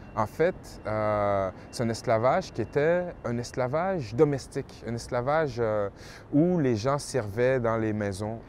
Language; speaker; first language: French; native; French